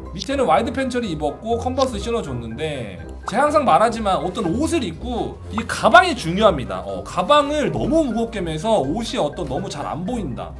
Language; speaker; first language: Korean; native; Korean